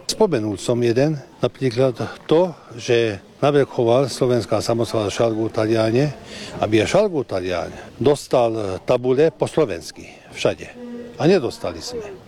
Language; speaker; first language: Slovak; non-native, local second language; Hungarian